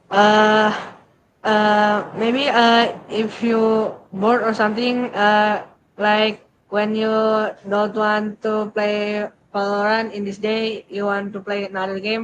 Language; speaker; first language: English; non-native, learner; Indonesian